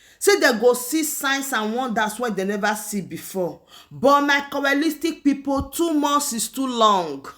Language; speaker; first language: Nigerian Pidgin; non-native, local second language; Igbo